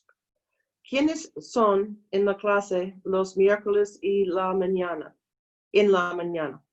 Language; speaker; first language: Spanish; non-native, learner; English